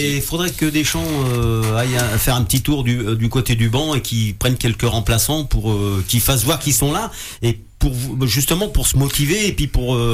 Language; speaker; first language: French; native; French